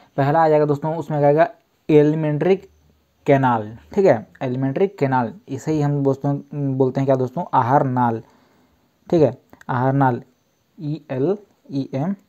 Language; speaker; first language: Hindi; native; Hindi